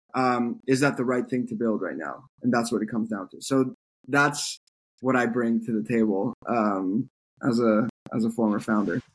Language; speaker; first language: English; non-native, fluent; French